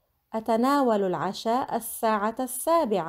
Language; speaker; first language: Arabic; non-native, fluent; English